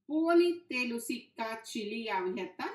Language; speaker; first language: Finnish; non-native, learner; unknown